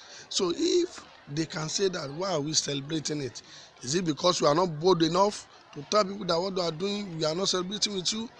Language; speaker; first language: English; non-native, local second language; Yoruba